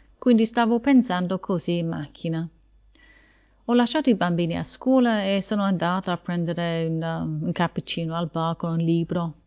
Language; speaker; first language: Italian; non-native, fluent; English